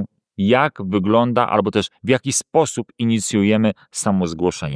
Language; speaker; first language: Polish; native; Polish